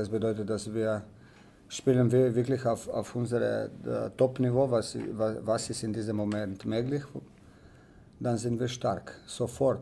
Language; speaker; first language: German; non-native, learner; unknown